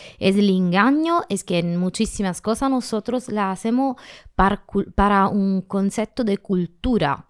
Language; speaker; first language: Spanish; non-native, learner; Italian